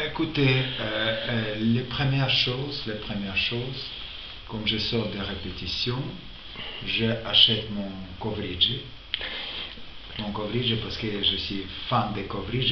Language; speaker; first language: French; non-native, fluent; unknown